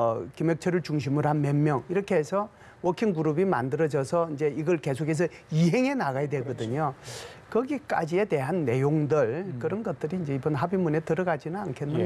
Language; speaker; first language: Korean; native; Korean